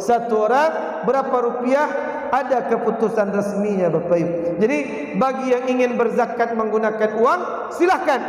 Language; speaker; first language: Malay; non-native, local second language; Minangkabau